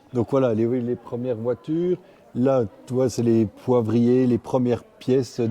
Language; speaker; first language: French; native; French